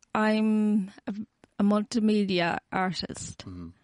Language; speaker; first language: English; native; English